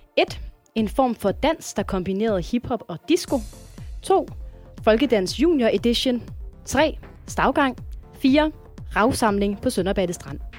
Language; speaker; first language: Danish; native; Danish